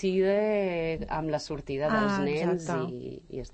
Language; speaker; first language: Catalan; non-native, fluent; Portuguese